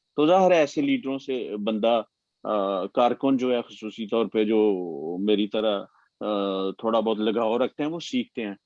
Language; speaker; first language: Urdu; non-native, local second language; Punjabi